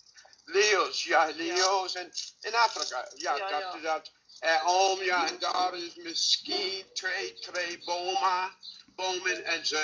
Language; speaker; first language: Dutch; non-native, learner; English